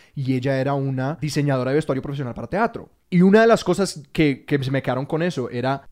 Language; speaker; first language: Spanish; native; Spanish